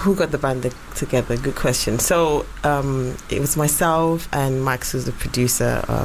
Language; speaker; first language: English; non-native, local second language; Ibibio